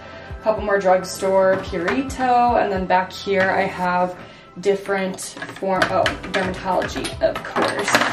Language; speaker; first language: English; native; English